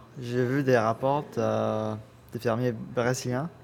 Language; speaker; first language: French; non-native, learner; Spanish